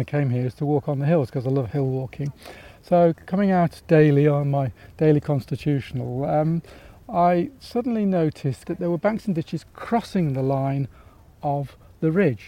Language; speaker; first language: English; native; English